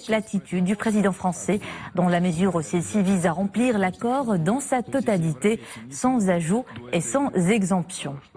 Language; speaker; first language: French; non-native, local second language; Arabic